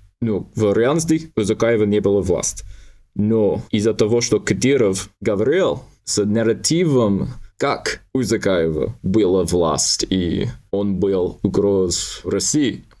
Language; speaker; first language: Russian; non-native, learner; English